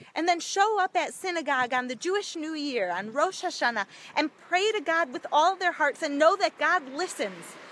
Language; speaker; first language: English; native; English